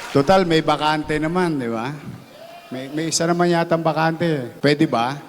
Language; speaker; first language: Filipino; native; Filipino